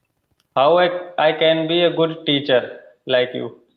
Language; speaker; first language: English; non-native, learner; Hindi